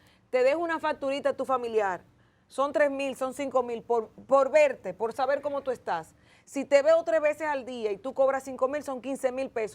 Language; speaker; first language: Spanish; native; Spanish